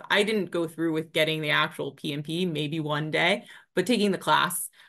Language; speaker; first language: English; native; English